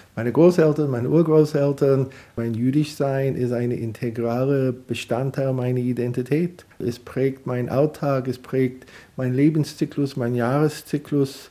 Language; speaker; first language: German; non-native, fluent; English